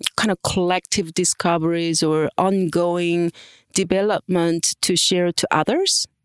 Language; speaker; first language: English; non-native, fluent; Korean